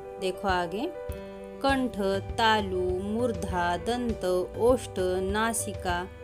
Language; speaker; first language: Hindi; non-native, local second language; Marathi